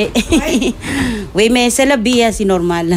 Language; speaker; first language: French; non-native, learner; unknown